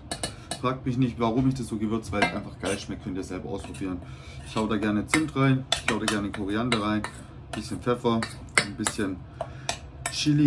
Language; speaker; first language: German; native; German